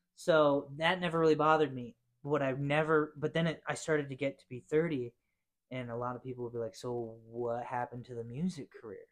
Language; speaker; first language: English; native; English